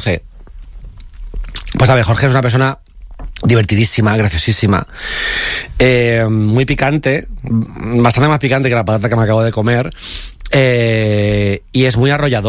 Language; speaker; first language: Spanish; native; Spanish